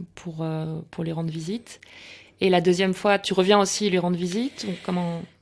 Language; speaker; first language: French; native; French